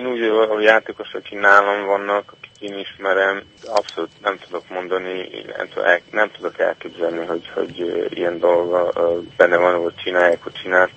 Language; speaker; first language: Hungarian; non-native, fluent; Serbian